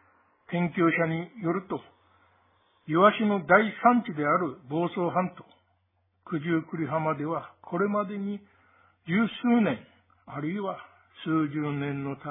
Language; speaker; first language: Japanese; native; Japanese